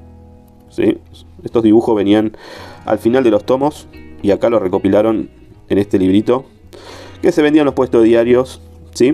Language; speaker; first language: Spanish; native; Spanish